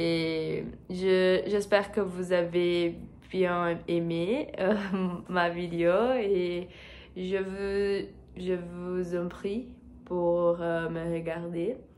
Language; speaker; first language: French; non-native, learner; Portuguese